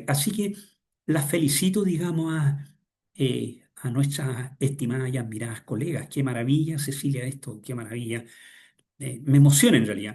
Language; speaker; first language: Spanish; native; Spanish